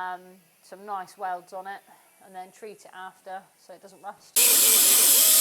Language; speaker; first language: English; native; English